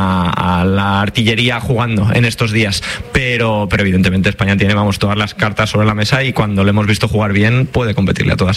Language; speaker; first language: Spanish; native; Spanish